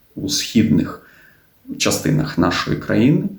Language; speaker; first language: Ukrainian; non-native, local second language; Russian